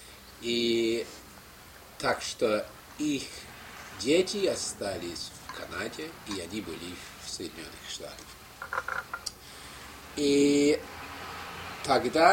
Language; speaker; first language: Russian; non-native, fluent; English